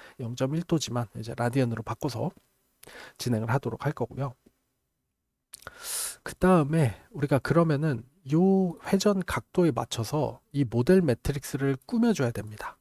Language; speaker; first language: Korean; native; Korean